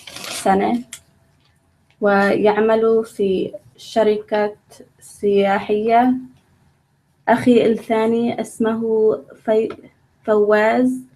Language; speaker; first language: Arabic; non-native, learner; English